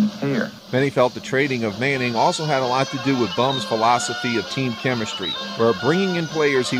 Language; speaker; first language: English; native; English